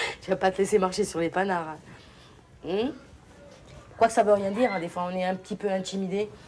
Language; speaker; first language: French; early bilingual, other home language; Portuguese